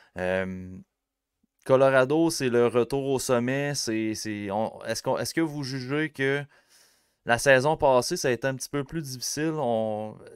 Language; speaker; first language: French; native; French